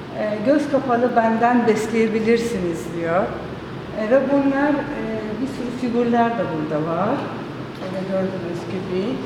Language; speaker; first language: Turkish; non-native, fluent; Persian